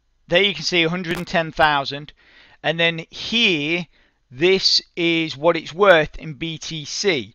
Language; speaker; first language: English; native; English